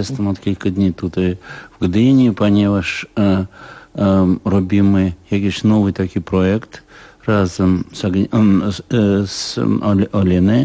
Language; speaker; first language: Polish; non-native, fluent; Russian